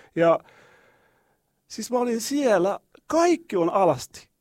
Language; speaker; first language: Finnish; non-native, learner; Arabic